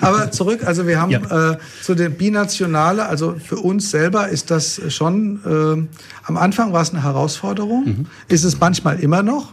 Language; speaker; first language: German; native; German